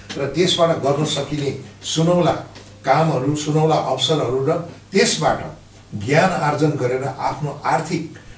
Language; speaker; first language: Nepali; non-native, local second language; Sherpa